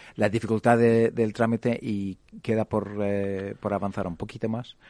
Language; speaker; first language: Spanish; non-native, fluent; English